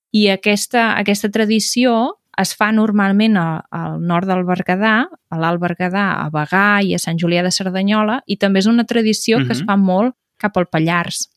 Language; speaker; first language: Catalan; native; Catalan